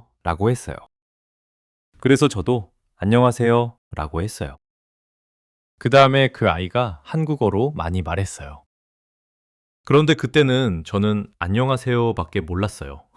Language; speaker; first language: Korean; non-native, fluent; English